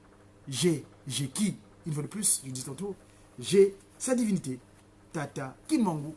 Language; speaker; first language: French; non-native, local second language; Kongo